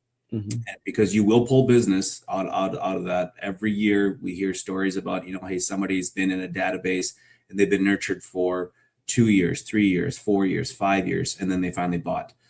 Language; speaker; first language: English; native; English